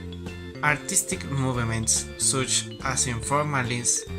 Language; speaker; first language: English; non-native, learner; Spanish